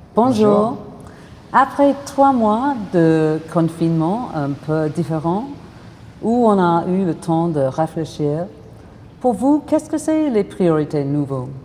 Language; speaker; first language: French; non-native, fluent; English